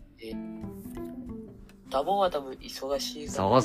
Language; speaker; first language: Japanese; non-native, learner; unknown